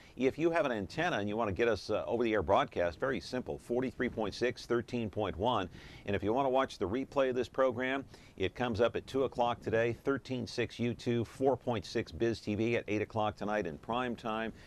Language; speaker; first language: English; native; English